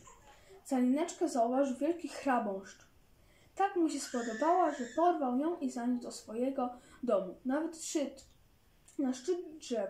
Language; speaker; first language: Polish; native; Polish